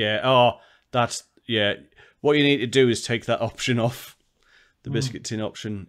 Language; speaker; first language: English; native; English